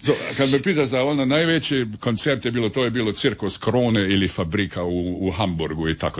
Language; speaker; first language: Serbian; early bilingual, heritage; Serbian